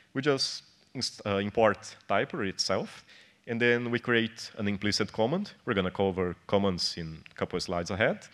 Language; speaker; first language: English; non-native, fluent; Portuguese